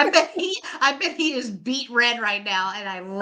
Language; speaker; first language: English; native; English